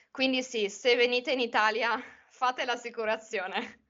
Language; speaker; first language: Italian; native; Italian